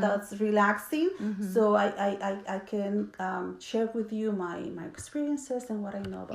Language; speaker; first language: English; early bilingual, other home language; Spanish